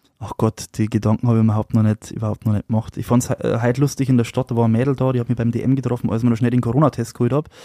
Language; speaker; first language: German; native; German